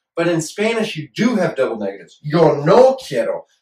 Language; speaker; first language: English; native; English